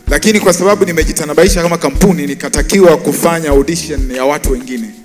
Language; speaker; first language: Swahili; native; Swahili